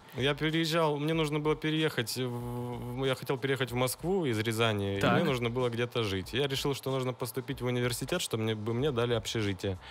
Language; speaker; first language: Russian; native; Russian